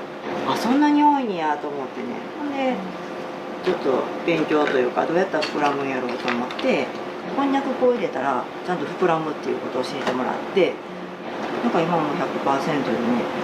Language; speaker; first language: Japanese; native; Japanese